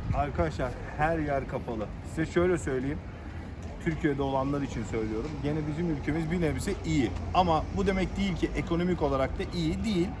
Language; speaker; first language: Turkish; native; Turkish